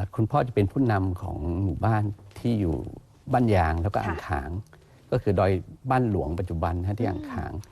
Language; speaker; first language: Thai; non-native, local second language; Chinese